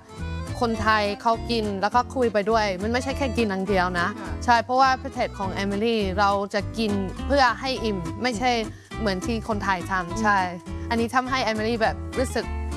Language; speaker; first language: Thai; non-native, fluent; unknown